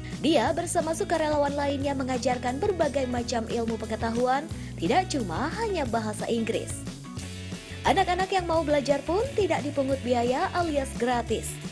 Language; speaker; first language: Indonesian; native; Indonesian